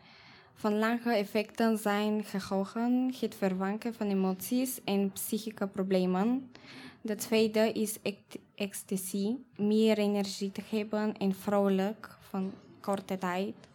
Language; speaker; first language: Dutch; non-native, learner; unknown